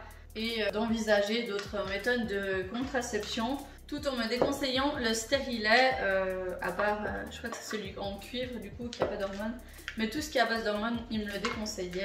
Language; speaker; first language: French; native; French